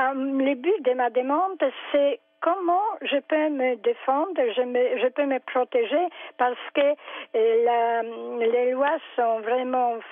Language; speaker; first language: French; non-native, fluent; Polish